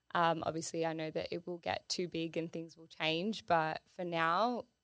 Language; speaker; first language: English; native; English